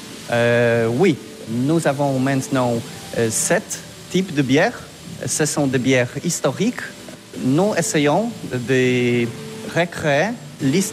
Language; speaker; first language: French; non-native, learner; Polish